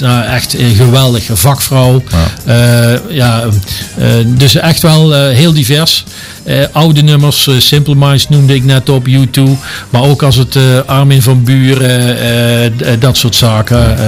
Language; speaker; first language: Dutch; native; Dutch